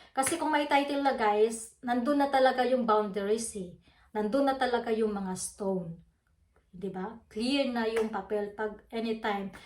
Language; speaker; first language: Filipino; non-native, local second language; Waray